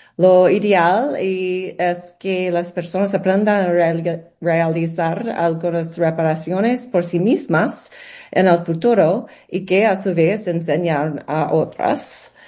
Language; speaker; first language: Spanish; non-native, learner; English